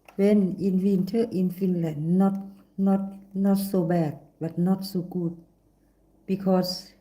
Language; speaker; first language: English; non-native, learner; Thai